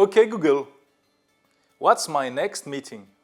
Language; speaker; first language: English; non-native, fluent; French